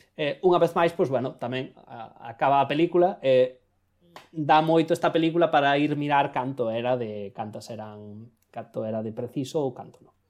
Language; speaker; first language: Galician; native; Galician